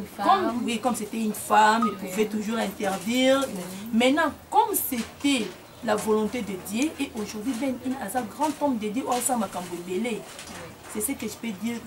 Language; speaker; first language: French; non-native, local second language; Lingala